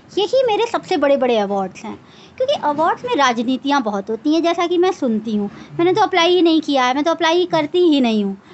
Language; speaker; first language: Hindi; native; Hindi